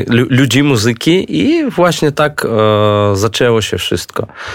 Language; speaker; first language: Polish; non-native, fluent; Russian